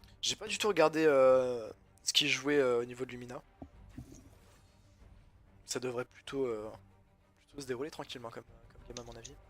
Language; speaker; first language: French; native; French